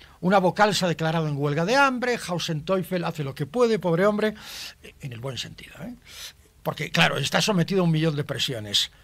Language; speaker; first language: Spanish; native; Spanish